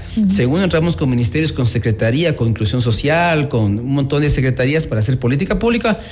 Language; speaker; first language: Spanish; native; Spanish